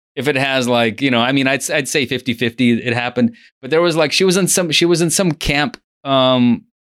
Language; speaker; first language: English; early bilingual, other home language; Russian